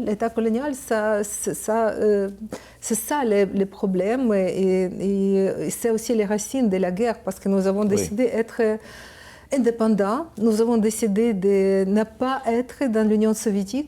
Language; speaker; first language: French; non-native, learner; Ukrainian